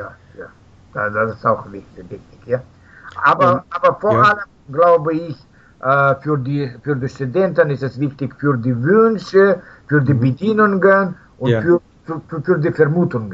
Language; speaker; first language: German; non-native, fluent; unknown